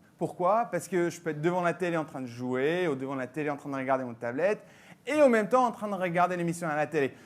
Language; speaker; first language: French; non-native, fluent; English